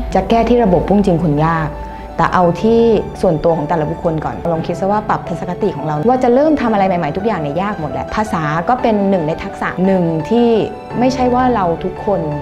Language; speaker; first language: Thai; native; Thai